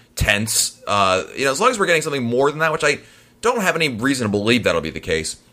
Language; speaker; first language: English; native; English